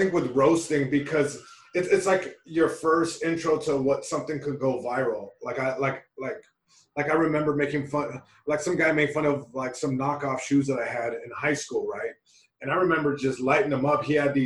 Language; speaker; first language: English; early bilingual, other home language; Spanish